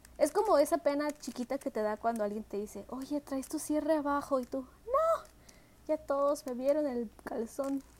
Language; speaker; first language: Spanish; early bilingual, heritage; Spanish